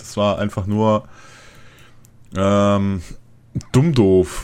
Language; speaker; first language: German; native; German